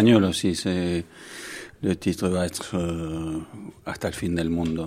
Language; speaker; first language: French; non-native, fluent; English